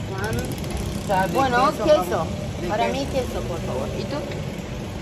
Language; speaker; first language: Spanish; non-native, learner; Turkish